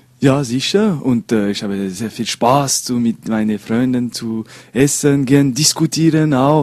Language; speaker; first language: German; non-native, learner; French